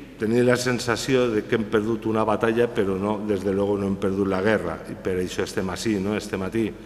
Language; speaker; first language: Catalan; non-native, local second language; Spanish